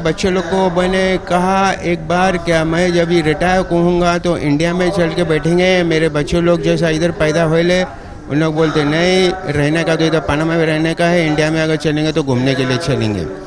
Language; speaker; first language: Hindi; non-native, local second language; Sindhi